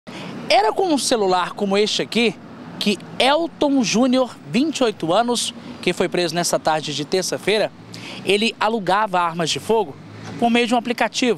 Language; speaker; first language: Portuguese; native; Portuguese